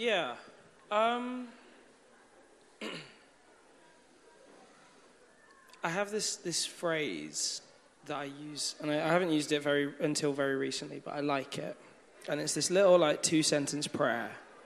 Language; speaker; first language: English; native; English